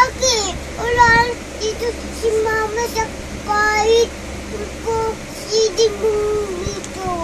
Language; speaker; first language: Filipino; native; Filipino